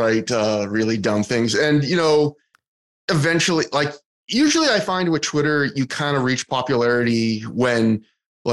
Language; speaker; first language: English; native; English